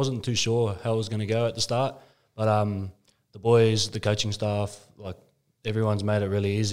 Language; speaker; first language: English; native; English